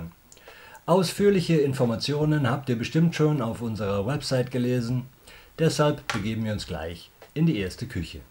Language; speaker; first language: German; native; German